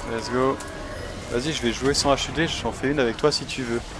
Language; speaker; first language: French; native; French